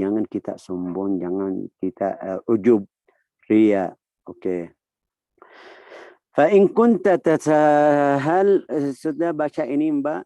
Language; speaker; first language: Indonesian; non-native, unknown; Arabic